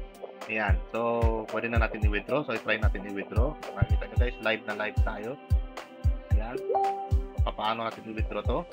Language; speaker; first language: Filipino; native; Filipino